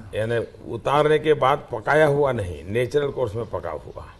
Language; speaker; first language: Hindi; non-native, local second language; Gujarati